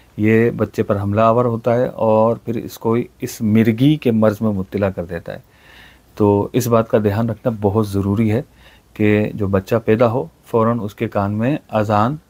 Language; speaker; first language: Urdu; native; Urdu